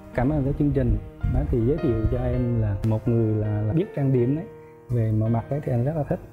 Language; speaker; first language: Vietnamese; native; Vietnamese